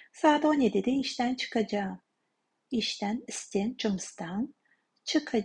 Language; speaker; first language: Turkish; non-native, fluent; Kazakh